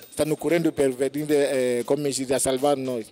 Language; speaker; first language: Italian; non-native, learner; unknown